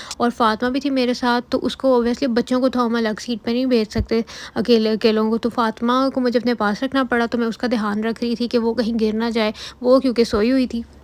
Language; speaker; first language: Urdu; native; Urdu